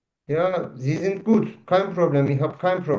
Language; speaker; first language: German; non-native, learner; Turkish